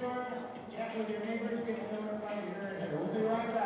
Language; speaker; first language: English; native; English